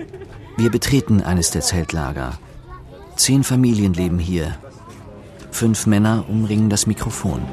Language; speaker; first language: German; native; German